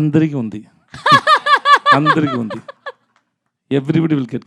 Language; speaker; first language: Telugu; non-native, learner; Tamil